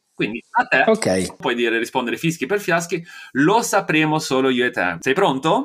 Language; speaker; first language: Italian; native; Italian